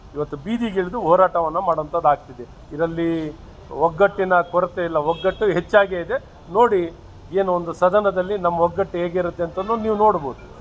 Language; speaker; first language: Kannada; native; Kannada